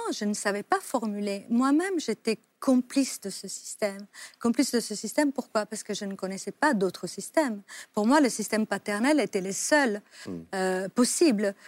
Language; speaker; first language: French; non-native, fluent; Italian